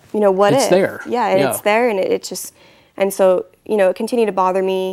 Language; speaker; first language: English; native; English